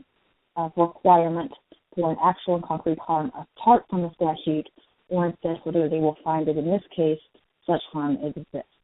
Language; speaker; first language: English; native; English